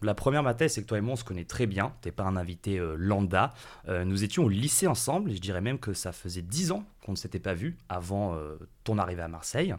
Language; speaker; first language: French; native; French